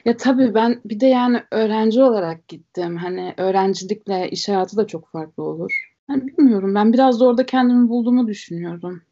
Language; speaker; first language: Turkish; early bilingual, heritage; Turkish